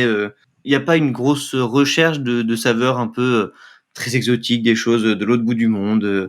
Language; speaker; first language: French; native; French